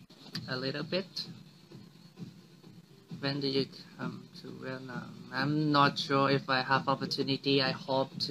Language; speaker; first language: English; non-native, learner; Thai